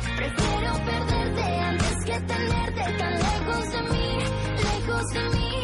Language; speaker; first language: Spanish; native; Spanish